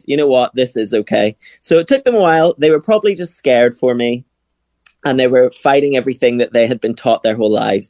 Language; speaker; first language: English; native; English